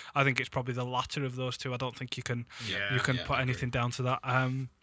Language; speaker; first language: English; native; English